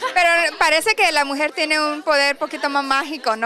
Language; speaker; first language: Spanish; early bilingual, heritage; Spanish